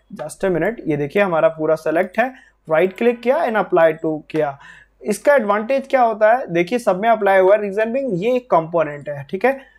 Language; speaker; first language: Hindi; native; Hindi